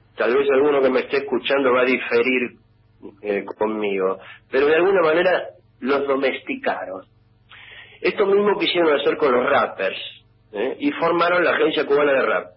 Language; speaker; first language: Spanish; native; Spanish